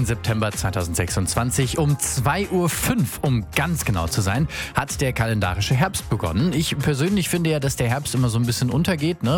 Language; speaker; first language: German; native; German